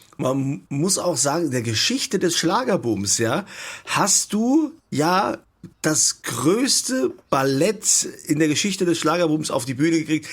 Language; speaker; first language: German; native; German